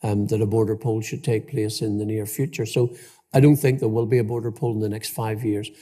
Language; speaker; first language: English; native; English